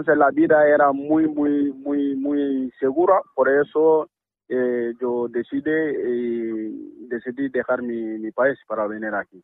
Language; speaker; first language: Spanish; non-native, learner; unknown